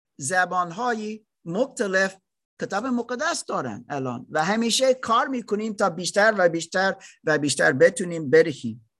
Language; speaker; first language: Persian; non-native, learner; German